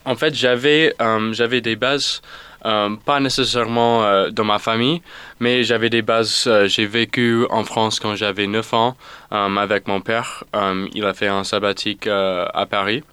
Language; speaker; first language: French; non-native, fluent; English